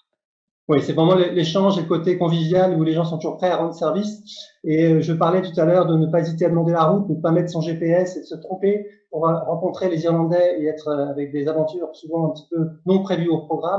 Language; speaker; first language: French; native; French